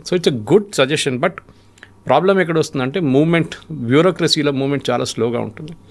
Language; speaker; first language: Telugu; non-native, local second language; Malayalam